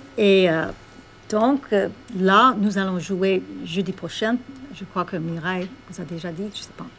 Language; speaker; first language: French; non-native, fluent; English